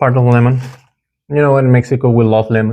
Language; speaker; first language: English; non-native, learner; Spanish